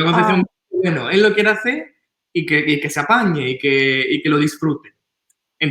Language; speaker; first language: Spanish; non-native, fluent; Italian